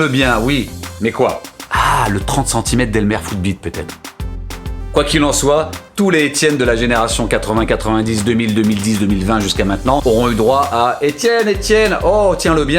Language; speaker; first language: French; native; French